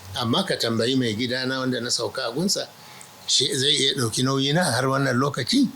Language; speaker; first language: Hausa; non-native, local second language; Arabic